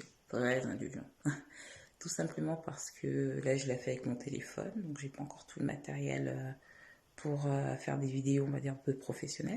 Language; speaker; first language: French; native; French